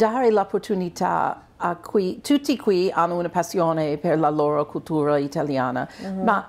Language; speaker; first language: Italian; non-native, fluent; English